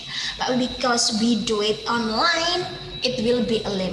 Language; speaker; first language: English; non-native, fluent; Indonesian